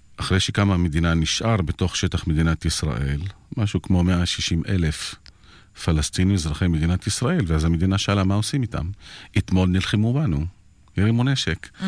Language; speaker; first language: Hebrew; non-native, local second language; Arabic